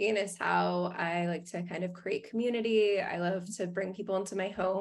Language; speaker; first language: English; native; English